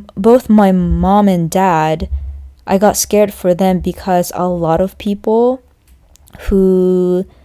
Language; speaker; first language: English; non-native, fluent; Japanese